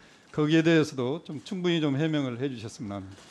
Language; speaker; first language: Korean; native; Korean